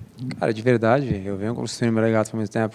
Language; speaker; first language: Portuguese; native; Portuguese